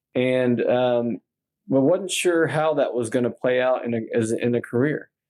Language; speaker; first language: English; native; English